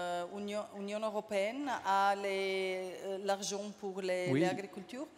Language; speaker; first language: French; non-native, fluent; Slovenian